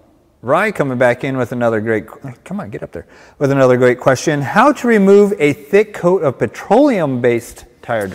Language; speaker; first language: English; native; English